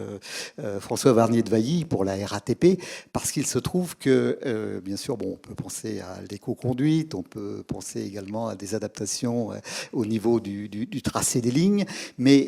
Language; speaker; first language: French; native; French